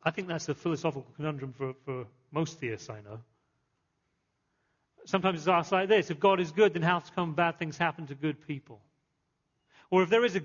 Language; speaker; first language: English; native; English